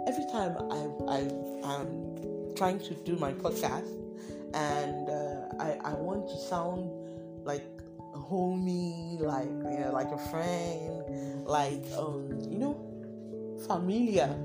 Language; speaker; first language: English; non-native, local second language; Igbo